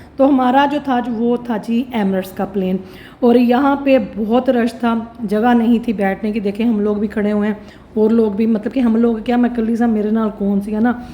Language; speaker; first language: Urdu; non-native, local second language; Punjabi